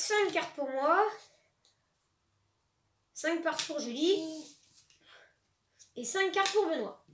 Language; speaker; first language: French; native; French